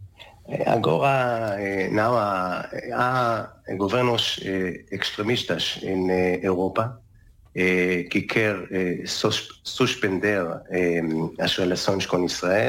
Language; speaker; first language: Portuguese; non-native, learner; Hebrew